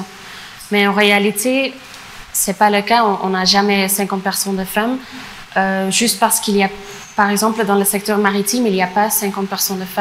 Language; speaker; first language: French; non-native, fluent; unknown